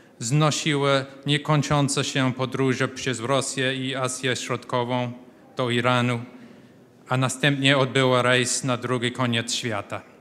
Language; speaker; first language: Polish; non-native, fluent; English